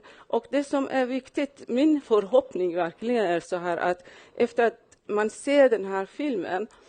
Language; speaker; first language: Swedish; non-native, fluent; Persian